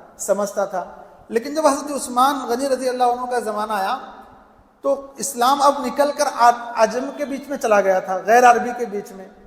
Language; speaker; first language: Urdu; native; Urdu